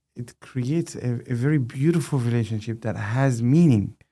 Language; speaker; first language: English; non-native, fluent; Arabic